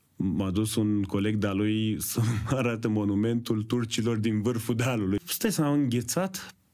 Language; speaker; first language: Romanian; early bilingual, other home language; Persian